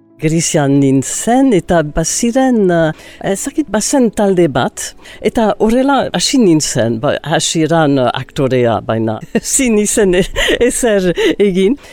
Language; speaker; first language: Basque; early bilingual, other home language; English